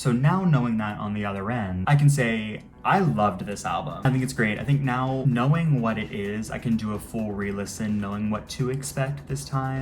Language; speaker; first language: English; native; English